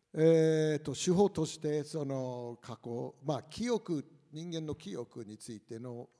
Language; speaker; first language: Japanese; non-native, fluent; English